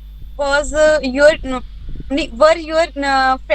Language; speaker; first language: English; non-native, learner; Hindi